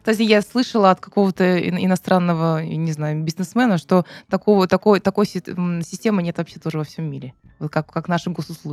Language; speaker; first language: Russian; native; Russian